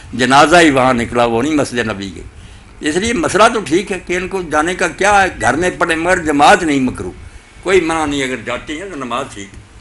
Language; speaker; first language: Urdu; non-native, local second language; Punjabi